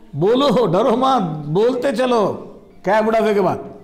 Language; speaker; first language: Hindi; non-native, local second language; Marathi